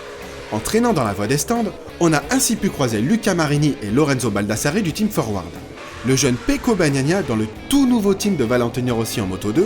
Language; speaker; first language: French; native; French